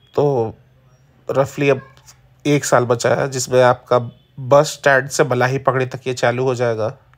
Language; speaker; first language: Hindi; native; Hindi